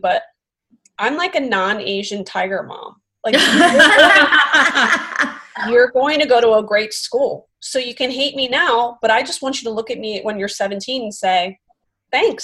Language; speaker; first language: English; native; English